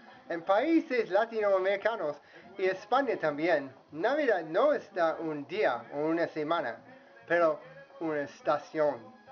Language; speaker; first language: Spanish; non-native, learner; English